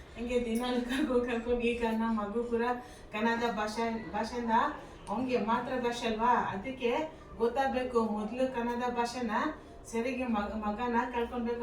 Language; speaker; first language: Kannada; non-native, learner; Manipuri